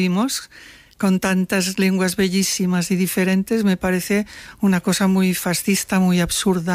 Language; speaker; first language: Spanish; non-native, local second language; Catalan